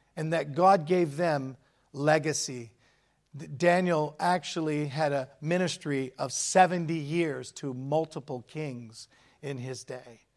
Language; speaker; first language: English; native; English